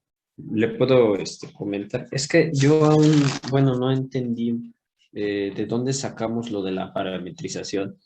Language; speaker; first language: Spanish; native; Spanish